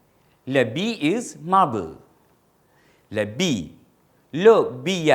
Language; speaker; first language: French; non-native, fluent; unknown